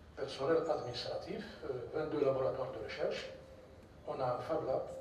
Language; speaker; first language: French; non-native, local second language; Arabic